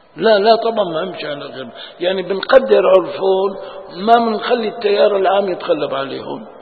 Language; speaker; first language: Arabic; non-native, local second language; Kurdish